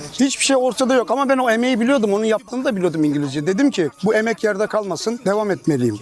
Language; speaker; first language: Turkish; early bilingual, heritage; Turkish